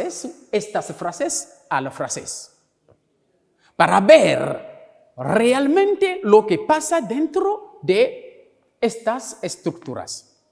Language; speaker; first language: Spanish; non-native, local second language; French